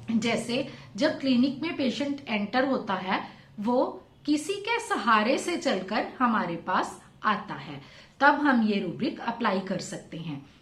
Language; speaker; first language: Hindi; non-native, local second language; Punjabi